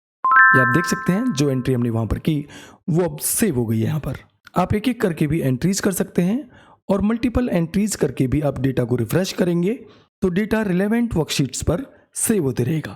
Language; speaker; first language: Hindi; native; Hindi